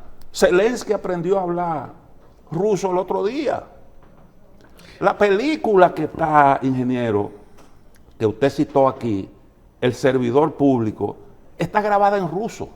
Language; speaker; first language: Spanish; native; Spanish